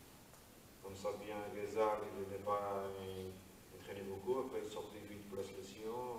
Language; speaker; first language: French; non-native, learner; Portuguese